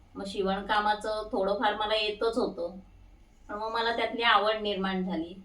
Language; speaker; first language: Marathi; native; Marathi